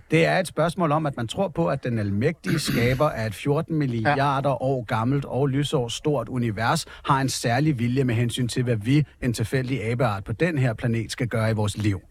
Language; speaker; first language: Danish; native; Danish